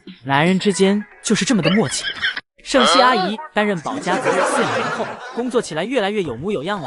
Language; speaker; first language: Chinese; native; Chinese